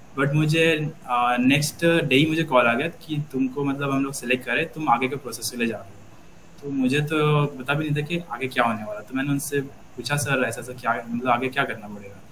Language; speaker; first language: Hindi; native; Hindi